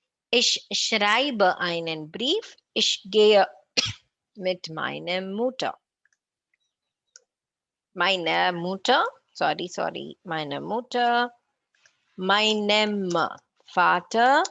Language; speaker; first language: German; non-native, fluent; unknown